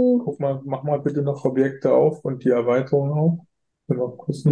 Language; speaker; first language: German; native; German